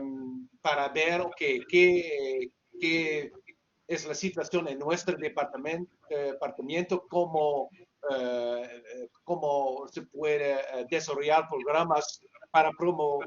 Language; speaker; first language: Spanish; non-native, learner; Dutch